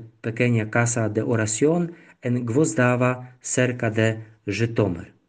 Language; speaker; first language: Spanish; non-native, learner; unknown